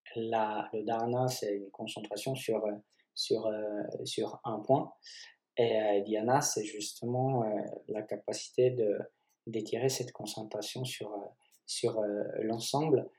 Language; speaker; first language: French; non-native, fluent; Polish